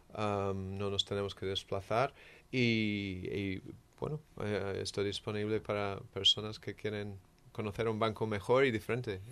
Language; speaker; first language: Spanish; non-native, fluent; English